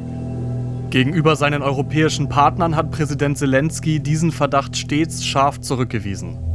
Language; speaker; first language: German; native; German